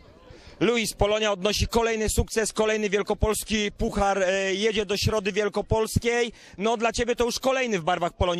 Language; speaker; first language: Polish; native; Polish